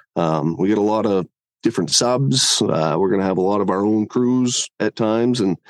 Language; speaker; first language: English; native; English